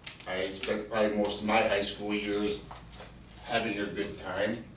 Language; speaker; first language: English; native; English